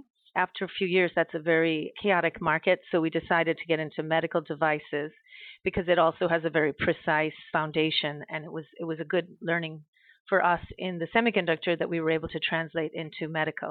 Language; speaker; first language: English; native; English